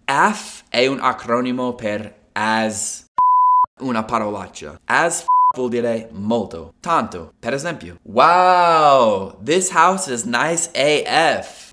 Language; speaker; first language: Italian; non-native, fluent; English